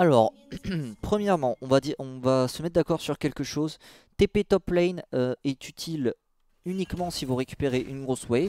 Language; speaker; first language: French; native; French